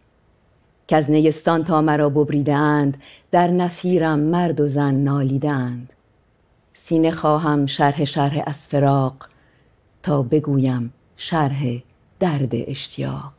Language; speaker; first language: English; non-native, fluent; Persian